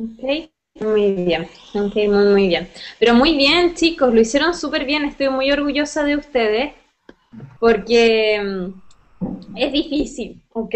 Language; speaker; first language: Spanish; native; Spanish